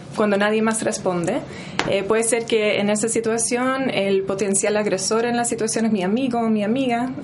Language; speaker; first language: Spanish; non-native, fluent; English